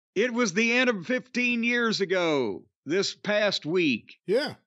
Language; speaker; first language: English; native; English